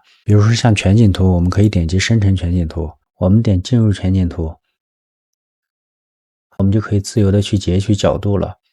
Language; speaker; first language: Chinese; native; Chinese